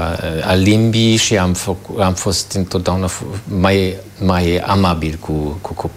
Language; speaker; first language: Romanian; non-native, fluent; German